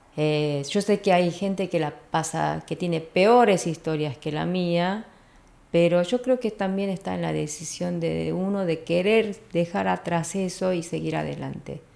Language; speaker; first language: Spanish; early bilingual, other home language; Korean